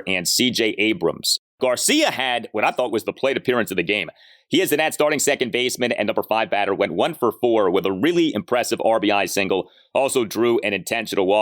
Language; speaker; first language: English; native; English